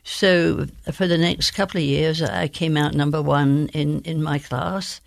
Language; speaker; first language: English; native; English